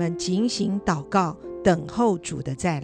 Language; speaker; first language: Chinese; native; Chinese